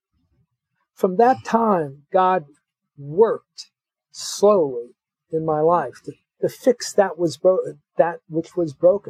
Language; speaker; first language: English; native; English